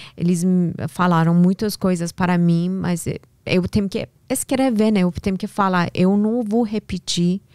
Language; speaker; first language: Portuguese; non-native, learner; Persian